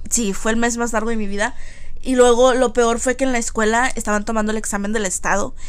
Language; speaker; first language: Spanish; early bilingual, heritage; Spanish